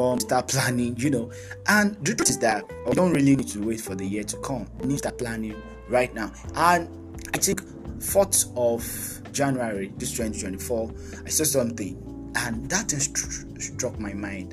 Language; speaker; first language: English; non-native, local second language; Yoruba